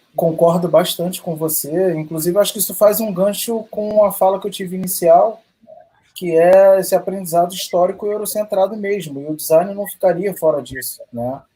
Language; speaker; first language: Portuguese; native; Portuguese